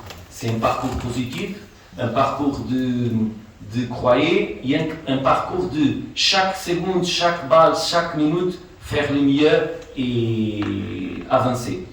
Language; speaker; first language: French; non-native, fluent; Portuguese